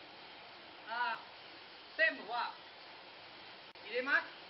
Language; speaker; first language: Japanese; non-native, learner; Thai